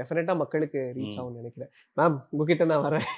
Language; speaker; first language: Tamil; native; Tamil